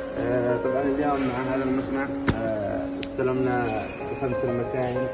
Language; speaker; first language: Arabic; native; Arabic